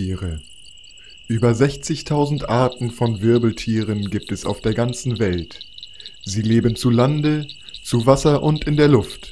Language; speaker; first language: German; native; German